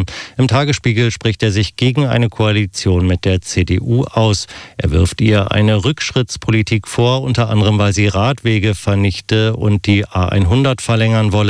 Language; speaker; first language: German; native; German